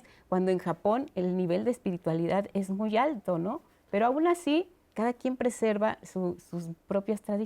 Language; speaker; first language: Spanish; native; Spanish